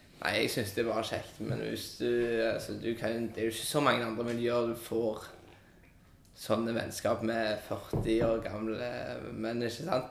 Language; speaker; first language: Norwegian; native; Norwegian